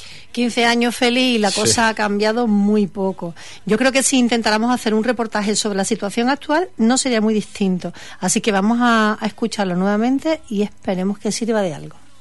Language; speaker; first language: Spanish; native; Spanish